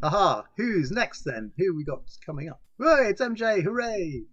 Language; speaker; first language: English; native; English